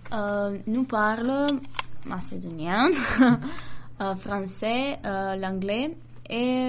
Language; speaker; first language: French; non-native, learner; Macedonian